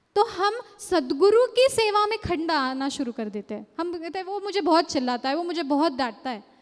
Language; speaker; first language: Hindi; non-native, local second language; Marathi